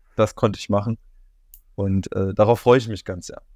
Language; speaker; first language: German; native; German